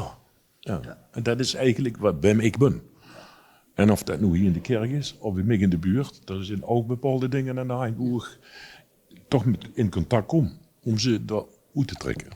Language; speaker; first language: Dutch; native; Dutch